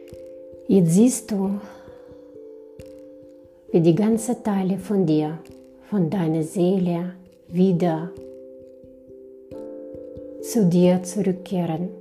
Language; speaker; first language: German; non-native, fluent; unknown